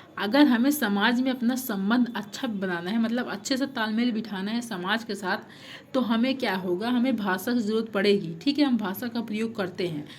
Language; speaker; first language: Hindi; native; Hindi